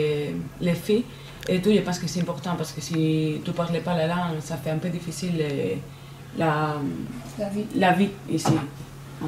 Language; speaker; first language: French; non-native, fluent; Spanish